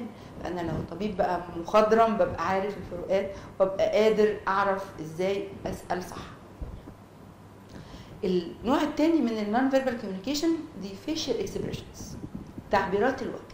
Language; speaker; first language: Arabic; native; Arabic